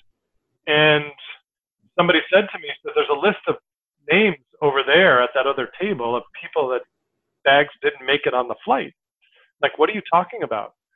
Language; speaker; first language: English; native; English